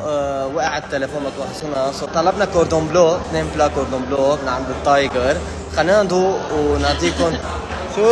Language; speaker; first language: Arabic; native; Arabic